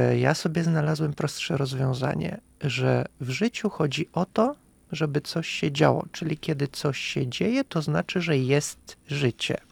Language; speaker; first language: Polish; non-native, fluent; Russian